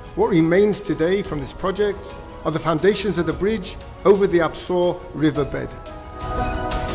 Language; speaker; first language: English; native; English